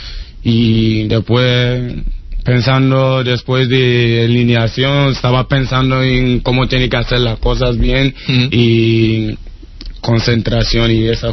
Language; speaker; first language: Spanish; non-native, learner; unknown